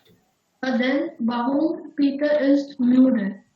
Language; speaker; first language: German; non-native, learner; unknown